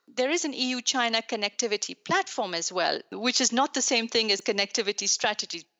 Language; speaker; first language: English; non-native, local second language; Urdu